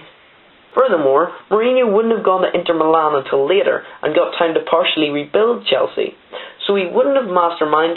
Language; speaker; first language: English; native; English